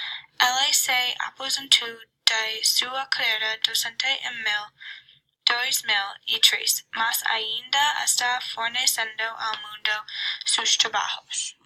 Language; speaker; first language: Portuguese; non-native, learner; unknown